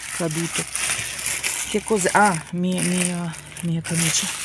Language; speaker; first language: Italian; non-native, learner; Ukrainian